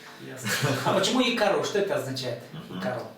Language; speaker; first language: Russian; native; Russian